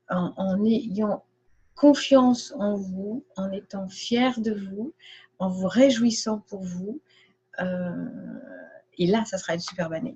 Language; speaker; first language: French; native; French